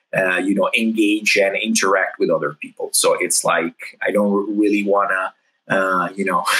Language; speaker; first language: English; non-native, fluent; Italian